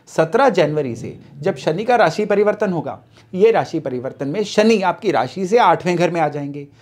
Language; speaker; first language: Hindi; native; Hindi